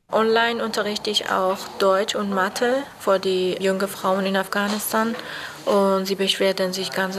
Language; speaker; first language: German; non-native, fluent; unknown